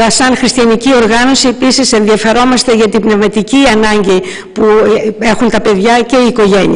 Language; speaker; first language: Greek; native; Greek